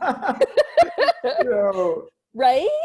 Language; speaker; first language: English; native; English